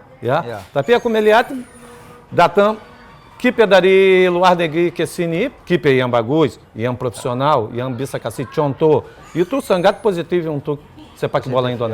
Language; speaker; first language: Indonesian; non-native, fluent; Portuguese